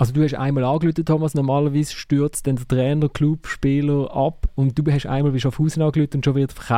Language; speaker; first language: German; native; German